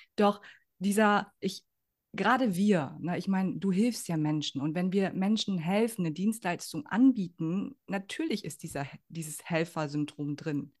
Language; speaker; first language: German; early bilingual, other home language; Vietnamese